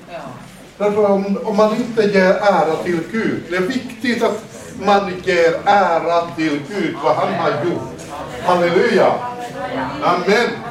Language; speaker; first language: Swedish; non-native, fluent; Finnish